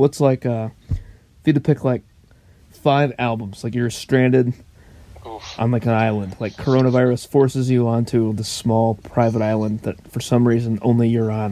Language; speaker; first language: English; native; English